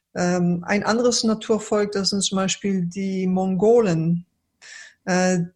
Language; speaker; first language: German; early bilingual, other home language; Polish